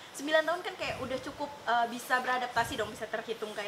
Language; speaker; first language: Indonesian; native; Indonesian